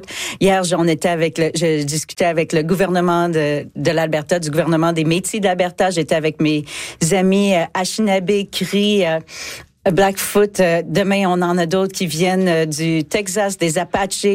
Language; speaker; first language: French; native; French